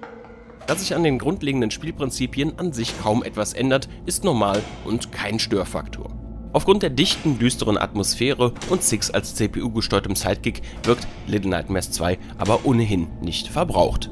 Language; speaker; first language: German; native; German